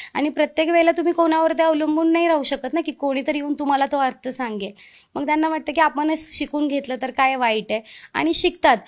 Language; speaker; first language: Marathi; non-native, local second language; Hindi